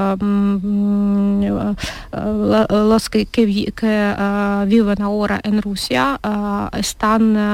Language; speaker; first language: Spanish; non-native, learner; Ukrainian